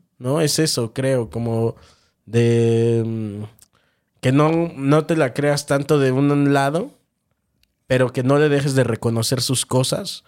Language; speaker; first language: Spanish; native; Spanish